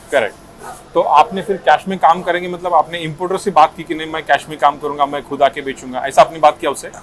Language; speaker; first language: Hindi; non-native, local second language; Marathi